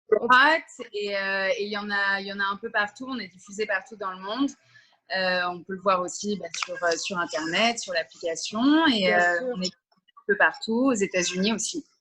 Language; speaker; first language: French; early bilingual, heritage; French